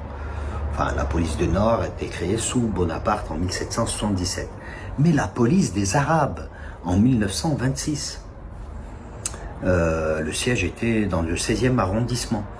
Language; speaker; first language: French; non-native, local second language; Kabyle